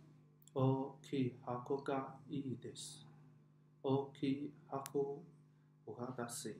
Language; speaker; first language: Japanese; non-native, learner; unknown